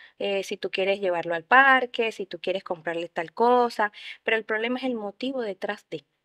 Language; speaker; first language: Spanish; native; Spanish